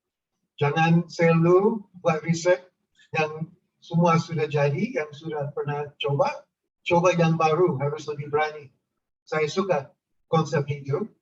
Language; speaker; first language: Indonesian; non-native, fluent; English